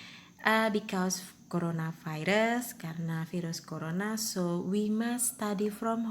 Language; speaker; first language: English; non-native, local second language; Indonesian